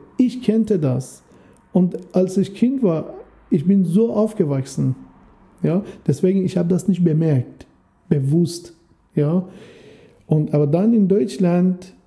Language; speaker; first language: German; non-native, fluent; Persian